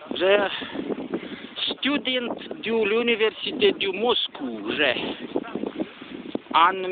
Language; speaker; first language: French; non-native, learner; Romanian